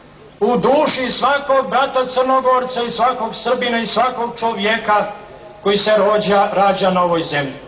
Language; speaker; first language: Serbian; native; Serbian